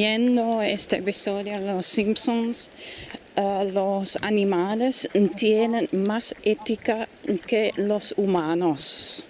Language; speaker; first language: Spanish; non-native, fluent; German